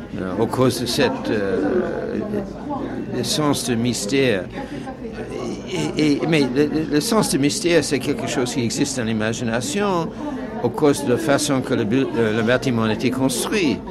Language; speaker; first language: French; non-native, fluent; English